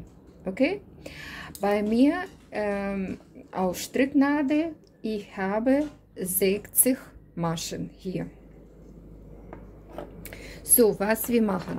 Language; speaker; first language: German; non-native, learner; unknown